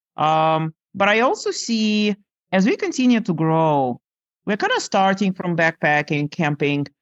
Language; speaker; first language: English; non-native, fluent; Lithuanian